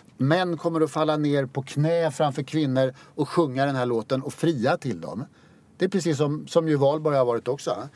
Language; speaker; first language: Swedish; native; Swedish